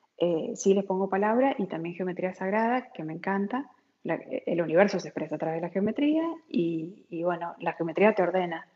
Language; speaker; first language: Spanish; native; Spanish